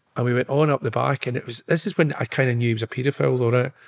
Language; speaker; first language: English; native; English